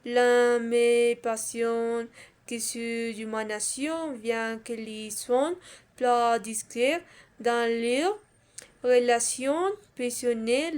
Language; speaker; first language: French; non-native, learner; Spanish